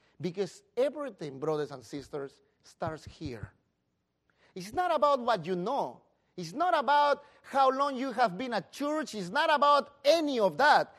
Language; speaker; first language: English; non-native, fluent; Spanish